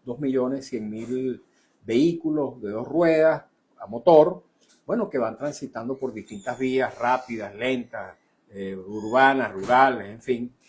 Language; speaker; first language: Spanish; native; Spanish